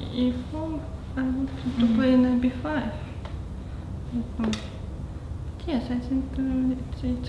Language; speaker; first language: English; non-native, learner; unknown